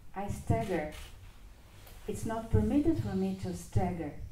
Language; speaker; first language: English; non-native, fluent; Romanian